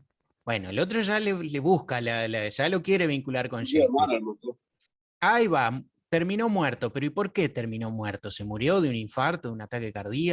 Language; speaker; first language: Spanish; native; Spanish